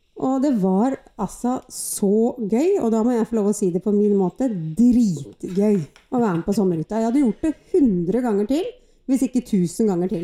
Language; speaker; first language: Norwegian; native; Norwegian